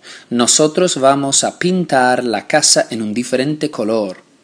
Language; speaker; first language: Spanish; non-native, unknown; English